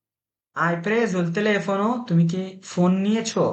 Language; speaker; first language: Italian; non-native, fluent; Bangla